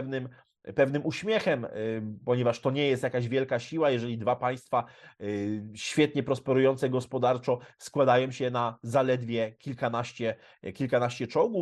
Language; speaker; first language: Polish; native; Polish